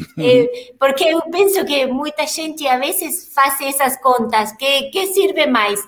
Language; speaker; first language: Portuguese; non-native, learner; Spanish